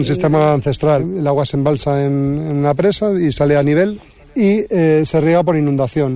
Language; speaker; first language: Spanish; native; Spanish